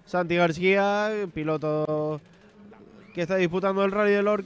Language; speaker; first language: Spanish; native; Spanish